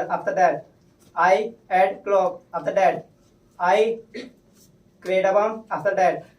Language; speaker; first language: English; non-native, learner; Hindi